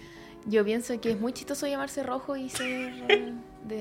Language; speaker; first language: Spanish; native; Spanish